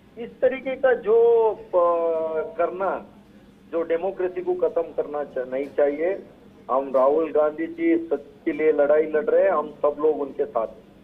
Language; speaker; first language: Hindi; non-native, local second language; Kannada